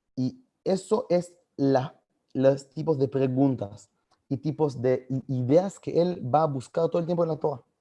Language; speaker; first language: Spanish; non-native, fluent; Hebrew